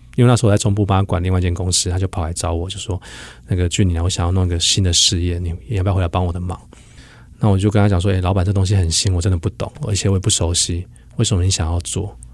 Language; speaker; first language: Chinese; native; Chinese